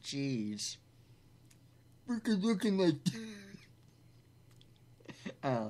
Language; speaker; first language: English; native; English